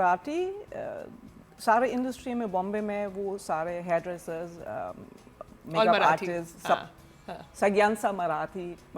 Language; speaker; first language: Hindi; non-native, learner; German